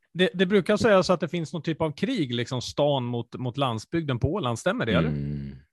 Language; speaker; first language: Swedish; native; Swedish